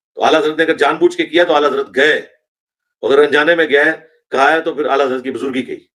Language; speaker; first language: Urdu; non-native, local second language; Punjabi